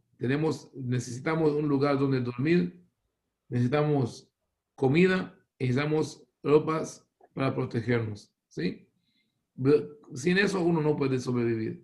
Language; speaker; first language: Spanish; non-native, fluent; Hebrew